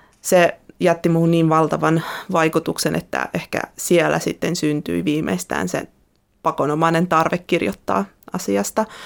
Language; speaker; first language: Finnish; early bilingual, other home language; Russian